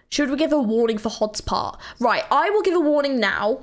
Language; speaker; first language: English; native; English